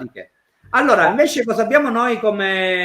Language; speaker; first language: Italian; native; Italian